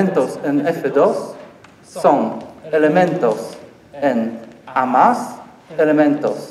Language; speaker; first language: Spanish; non-native, learner; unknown